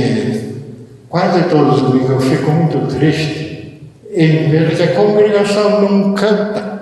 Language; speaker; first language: Portuguese; early bilingual, other home language; Japanese